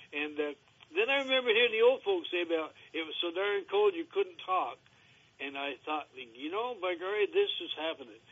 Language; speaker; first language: English; native; English